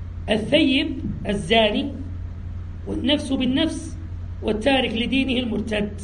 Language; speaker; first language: Arabic; native; Arabic